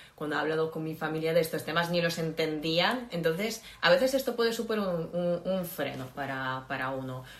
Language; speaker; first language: Spanish; non-native, fluent; Polish